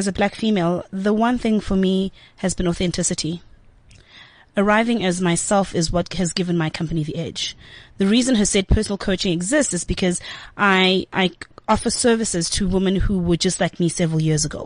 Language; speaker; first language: English; non-native, local second language; Zulu